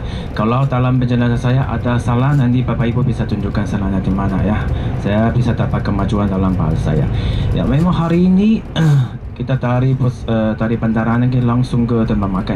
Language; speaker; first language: Indonesian; non-native, fluent; Chinese